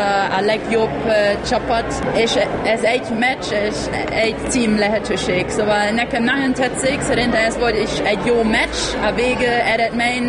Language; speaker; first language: Hungarian; non-native, learner; German